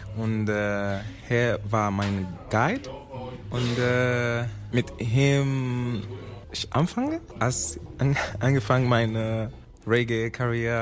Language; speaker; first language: German; non-native, learner; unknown